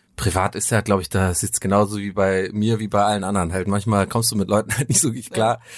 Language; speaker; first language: German; non-native, fluent; English